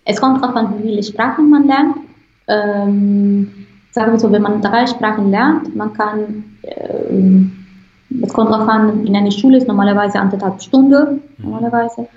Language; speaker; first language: German; non-native, fluent; Italian